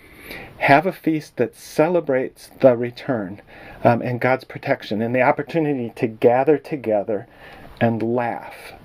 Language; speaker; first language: English; native; English